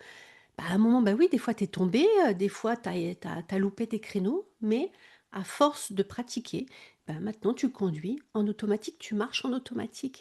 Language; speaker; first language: French; native; French